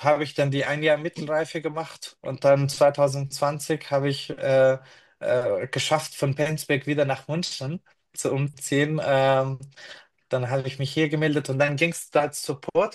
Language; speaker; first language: German; non-native, fluent; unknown